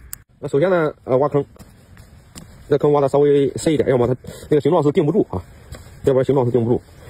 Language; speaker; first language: Chinese; native; Chinese